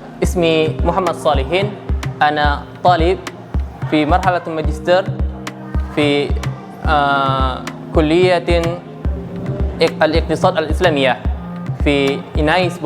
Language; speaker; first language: Arabic; non-native, fluent; Indonesian